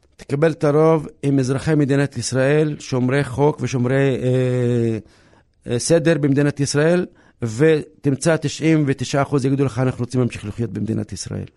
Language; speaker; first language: Hebrew; non-native, local second language; Arabic